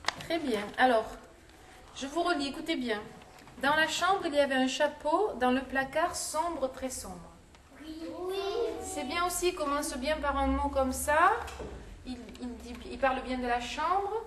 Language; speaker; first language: French; native; French